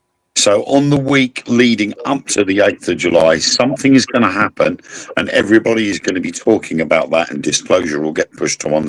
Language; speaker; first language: English; native; English